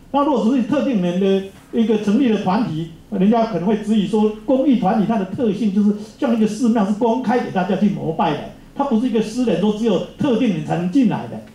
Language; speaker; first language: Chinese; native; Chinese